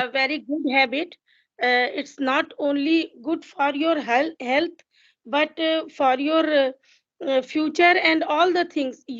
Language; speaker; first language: English; non-native, local second language; Hindi